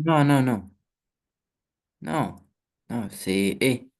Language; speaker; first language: French; non-native, learner; Romanian